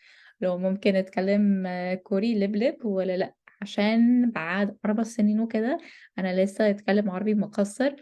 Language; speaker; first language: Arabic; non-native, learner; English